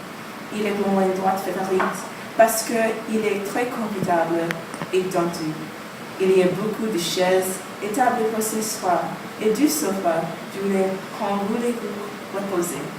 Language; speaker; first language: French; non-native, learner; English